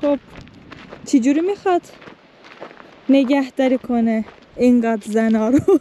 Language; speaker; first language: Persian; non-native, fluent; Turkish